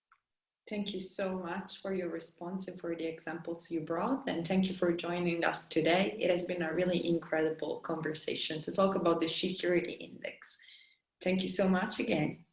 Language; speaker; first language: English; non-native, fluent; Italian